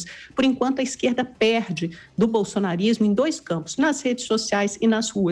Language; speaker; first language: Portuguese; native; Portuguese